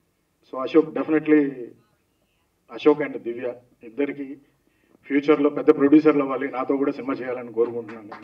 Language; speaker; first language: Telugu; native; Telugu